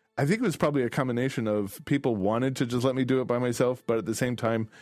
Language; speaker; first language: English; native; English